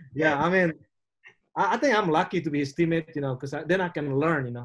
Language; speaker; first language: English; non-native, learner; Indonesian